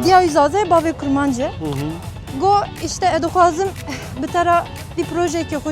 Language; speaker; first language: Kurdish; non-native, local second language; Turkish